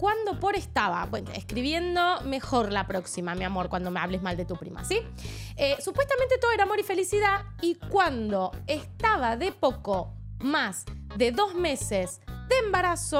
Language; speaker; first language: Spanish; native; Spanish